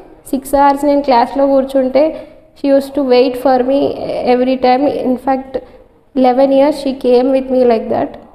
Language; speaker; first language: English; non-native, local second language; Telugu